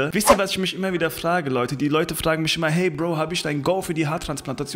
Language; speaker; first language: German; native; German